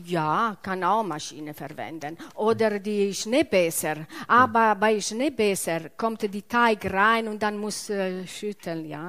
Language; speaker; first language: German; non-native, learner; Italian